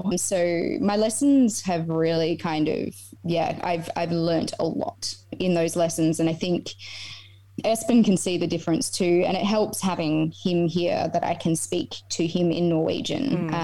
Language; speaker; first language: English; native; English